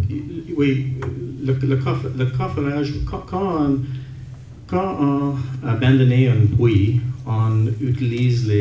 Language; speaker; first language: French; non-native, local second language; English